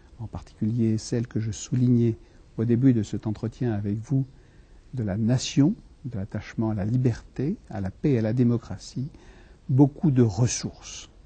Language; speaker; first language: French; native; French